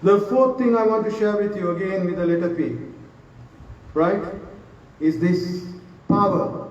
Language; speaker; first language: English; non-native, local second language; Sinhala